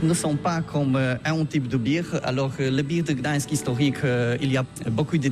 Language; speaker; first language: French; non-native, learner; Polish